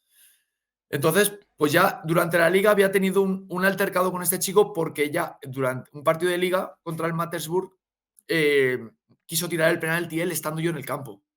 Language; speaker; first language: Spanish; native; Spanish